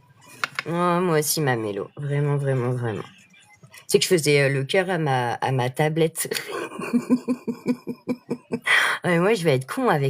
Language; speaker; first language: French; native; French